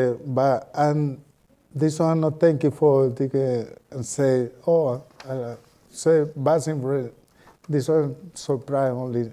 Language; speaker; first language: English; non-native, learner; Spanish